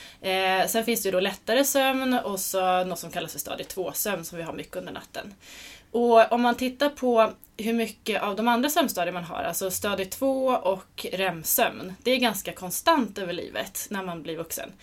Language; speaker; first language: Swedish; native; Swedish